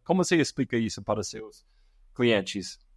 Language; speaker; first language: Portuguese; non-native, fluent; English